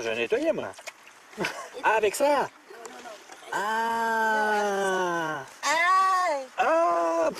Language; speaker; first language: French; native; French